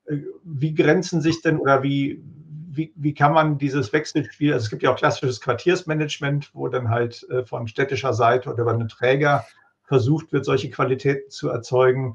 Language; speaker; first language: German; native; German